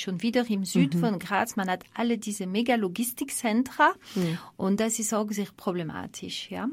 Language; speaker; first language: German; non-native, fluent; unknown